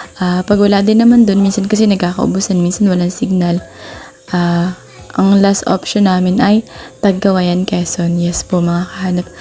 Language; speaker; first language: Filipino; non-native, local second language; Bikol